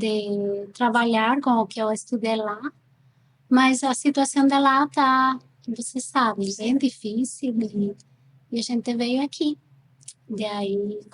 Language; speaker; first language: Portuguese; non-native, fluent; Spanish